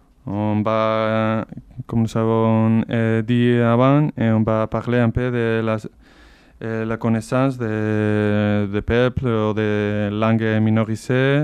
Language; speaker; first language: French; non-native, fluent; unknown